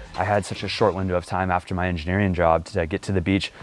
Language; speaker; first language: English; native; English